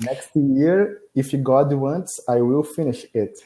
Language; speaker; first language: English; non-native, learner; Portuguese